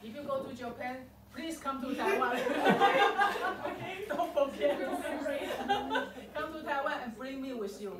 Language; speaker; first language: English; non-native, fluent; Chinese